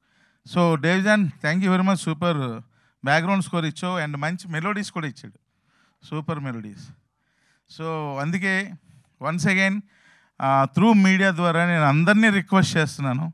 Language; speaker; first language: Telugu; native; Telugu